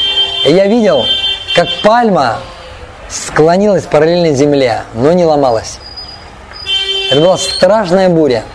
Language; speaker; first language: Russian; native; Russian